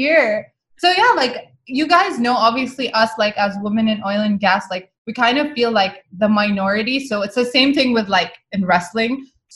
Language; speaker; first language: English; non-native, fluent; Arabic